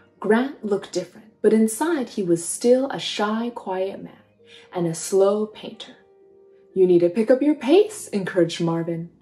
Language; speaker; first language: English; native; English